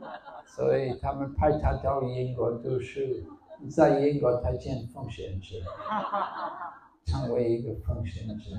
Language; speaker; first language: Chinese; non-native, fluent; English